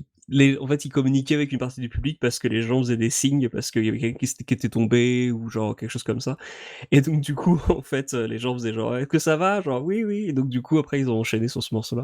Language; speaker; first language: French; native; French